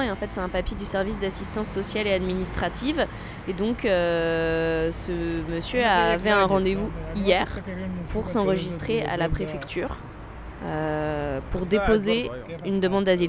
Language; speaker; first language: French; native; French